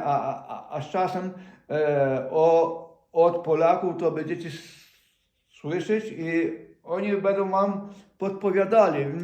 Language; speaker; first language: Polish; non-native, fluent; Ukrainian